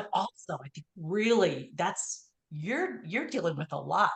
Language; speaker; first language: English; native; English